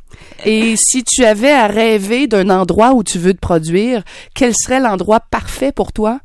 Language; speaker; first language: French; native; French